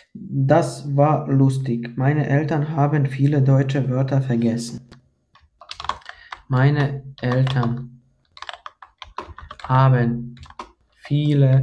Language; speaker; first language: German; non-native, fluent; Croatian